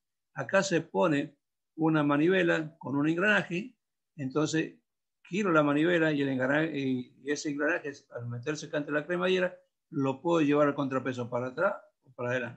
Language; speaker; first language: Spanish; native; Spanish